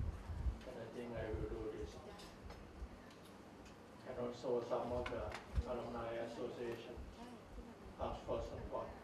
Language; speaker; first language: English; non-native, learner; Thai